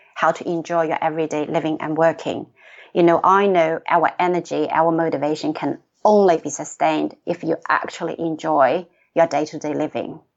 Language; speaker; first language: English; non-native, fluent; Chinese